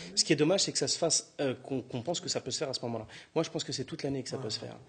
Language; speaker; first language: French; native; French